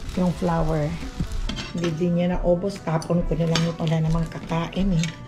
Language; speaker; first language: Filipino; non-native, local second language; Aklanon